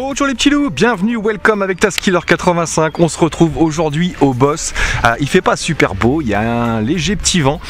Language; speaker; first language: French; native; French